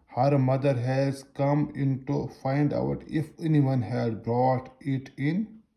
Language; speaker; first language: English; non-native, local second language; Urdu